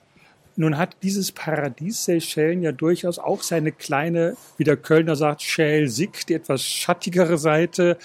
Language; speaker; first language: German; native; German